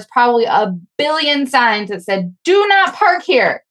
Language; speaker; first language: English; native; English